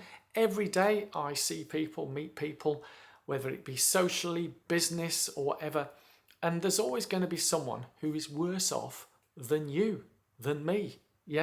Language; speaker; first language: English; native; English